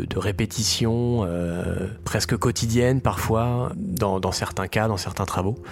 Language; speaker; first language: French; native; French